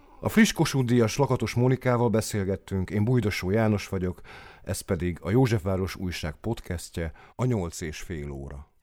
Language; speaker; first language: Hungarian; native; Hungarian